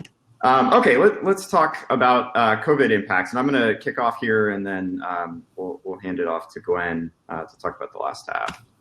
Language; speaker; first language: English; native; English